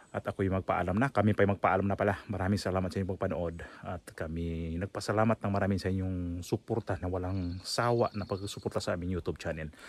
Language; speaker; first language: Filipino; native; Filipino